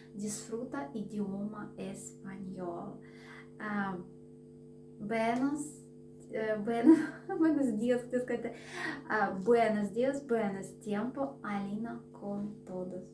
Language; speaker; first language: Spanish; non-native, learner; Ukrainian